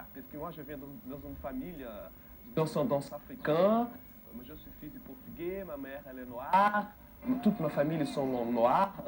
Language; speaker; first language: French; non-native, fluent; Portuguese